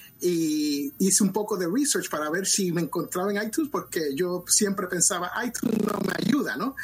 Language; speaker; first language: Spanish; early bilingual, other home language; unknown